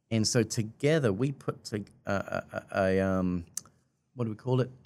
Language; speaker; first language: English; native; English